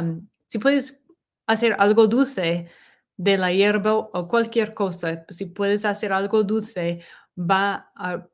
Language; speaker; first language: Spanish; non-native, learner; English